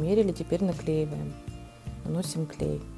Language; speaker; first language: Russian; native; Russian